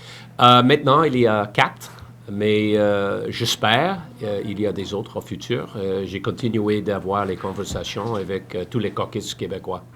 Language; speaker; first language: French; non-native, learner; English